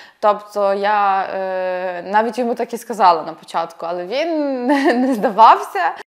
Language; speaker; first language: Ukrainian; native; Ukrainian